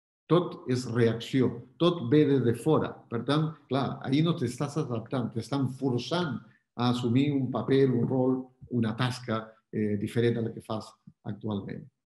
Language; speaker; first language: Catalan; non-native, local second language; Spanish